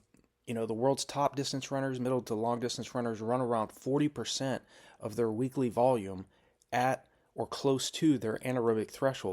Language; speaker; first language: English; native; English